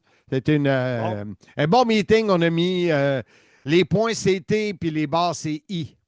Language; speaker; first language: French; native; French